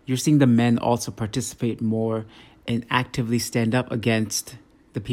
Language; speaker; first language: English; non-native, local second language; Hindi